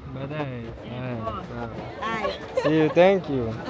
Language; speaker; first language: English; non-native, learner; French